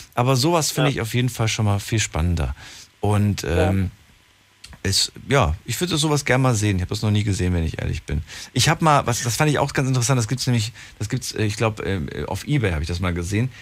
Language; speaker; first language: German; native; German